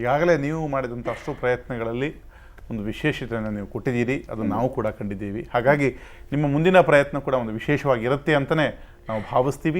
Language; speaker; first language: Kannada; native; Kannada